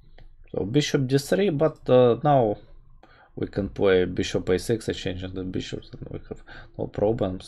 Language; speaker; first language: English; non-native, fluent; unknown